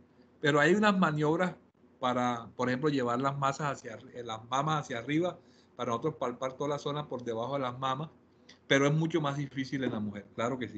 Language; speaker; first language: Spanish; native; Spanish